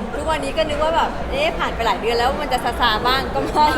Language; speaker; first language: Thai; native; Thai